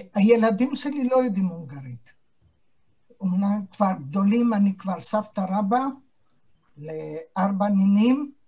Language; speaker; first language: Hebrew; non-native, fluent; Hungarian